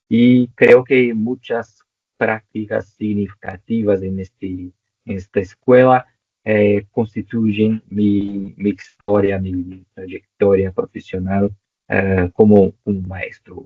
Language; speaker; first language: Spanish; non-native, local second language; Portuguese